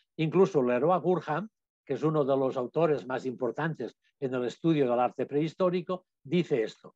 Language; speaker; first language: Spanish; non-native, local second language; Catalan